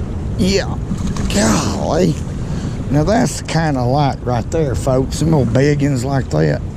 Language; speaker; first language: English; native; English